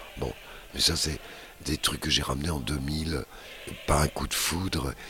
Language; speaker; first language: French; native; French